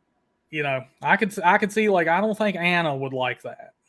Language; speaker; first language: English; native; English